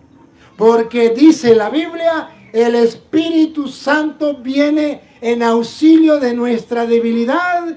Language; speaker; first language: Spanish; native; Spanish